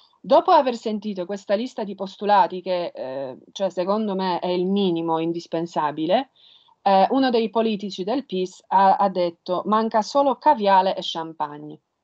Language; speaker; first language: Italian; non-native, fluent; Polish